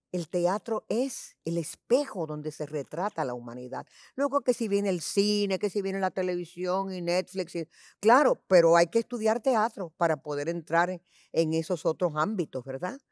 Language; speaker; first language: Spanish; early bilingual, heritage; Spanish